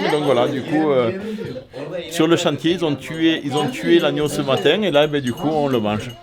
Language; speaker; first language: French; native; French